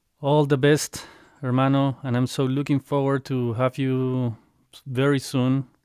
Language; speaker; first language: English; non-native, fluent; Spanish